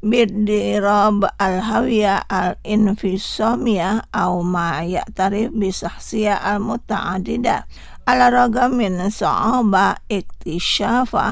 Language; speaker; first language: Arabic; non-native, fluent; Indonesian